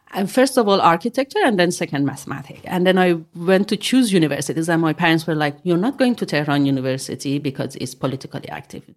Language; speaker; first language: English; non-native, fluent; Persian